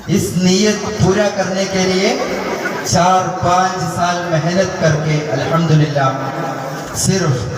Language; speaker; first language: Urdu; non-native, local second language; Malayalam